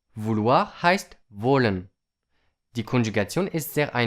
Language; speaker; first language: German; non-native, fluent; French